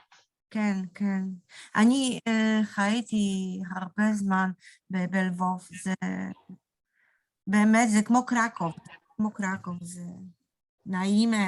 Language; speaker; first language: Hebrew; non-native, learner; Polish